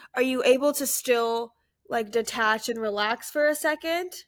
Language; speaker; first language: English; native; English